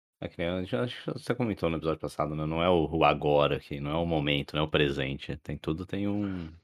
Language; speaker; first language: Portuguese; native; Portuguese